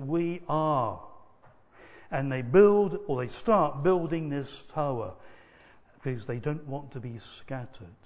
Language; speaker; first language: English; native; English